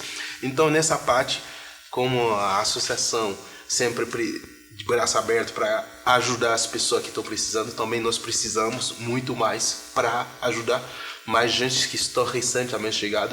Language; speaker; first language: Portuguese; non-native, fluent; Haitian Creole